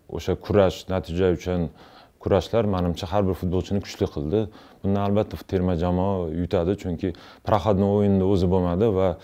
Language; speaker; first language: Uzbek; non-native, local second language; Russian